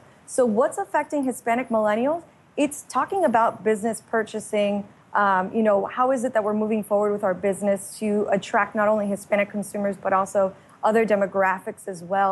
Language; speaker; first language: English; native; English